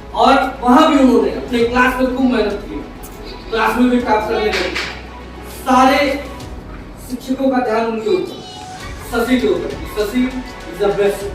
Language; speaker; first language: Hindi; native; Hindi